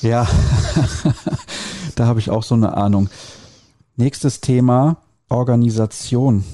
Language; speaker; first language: German; native; German